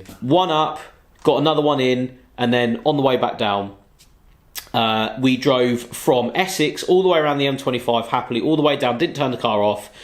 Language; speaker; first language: English; native; English